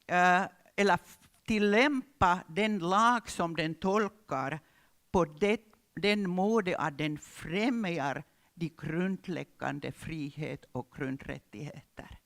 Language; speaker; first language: Swedish; non-native, local second language; Finnish